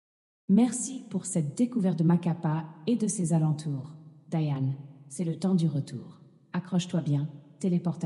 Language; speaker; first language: French; native; French